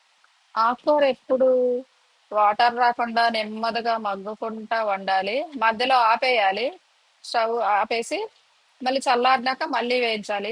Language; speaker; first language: Telugu; native; Telugu